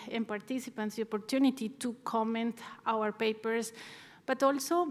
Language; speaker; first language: English; non-native, fluent; Spanish